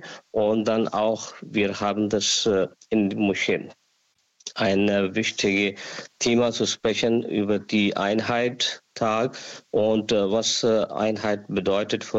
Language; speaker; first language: German; non-native, learner; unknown